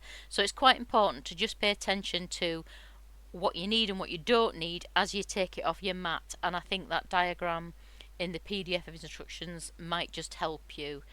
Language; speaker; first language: English; native; English